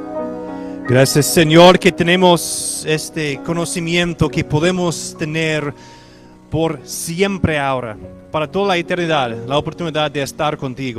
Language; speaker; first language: Spanish; non-native, fluent; English